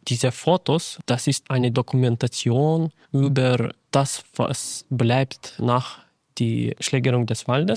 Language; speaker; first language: German; non-native, fluent; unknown